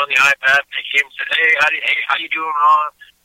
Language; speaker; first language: English; native; English